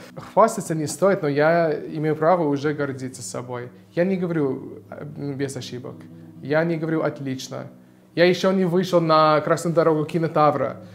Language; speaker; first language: Russian; non-native, fluent; English